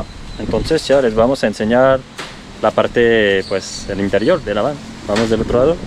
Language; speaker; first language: Spanish; non-native, learner; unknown